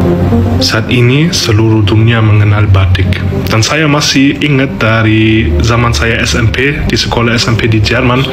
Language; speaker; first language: Indonesian; non-native, fluent; German